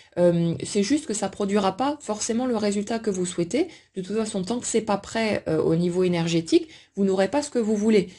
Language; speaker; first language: French; native; French